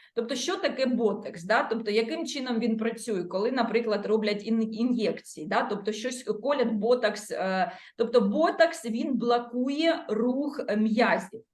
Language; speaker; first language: Ukrainian; non-native, local second language; Russian